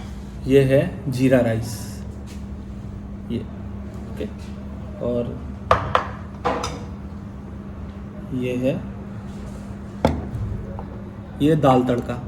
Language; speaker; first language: Hindi; native; Hindi